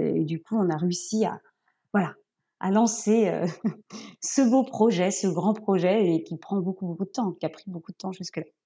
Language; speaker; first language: French; native; French